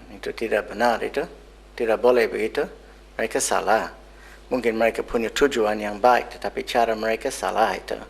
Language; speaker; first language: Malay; non-native, fluent; English